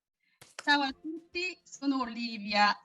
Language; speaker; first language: Italian; non-native, learner; Korean